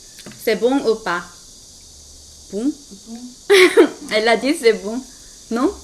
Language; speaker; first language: French; non-native, fluent; Korean